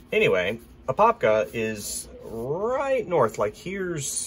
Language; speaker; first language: English; native; English